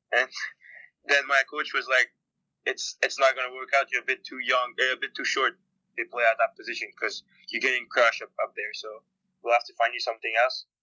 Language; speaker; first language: English; native; English